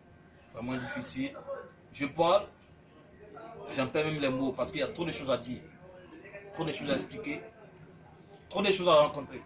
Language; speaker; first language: French; native; French